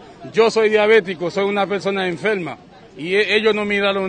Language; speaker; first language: Spanish; non-native, fluent; Haitian Creole